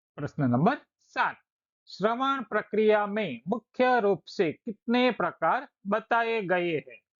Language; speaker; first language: Hindi; non-native, local second language; Gujarati